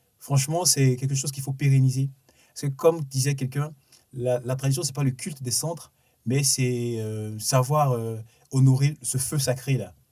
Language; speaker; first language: French; non-native, local second language; Sango